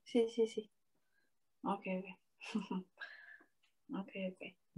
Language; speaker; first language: Spanish; non-native, learner; French